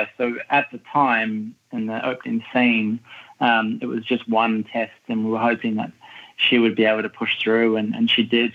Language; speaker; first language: English; native; English